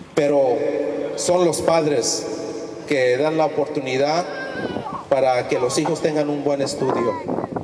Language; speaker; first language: Spanish; early bilingual, heritage; Spanish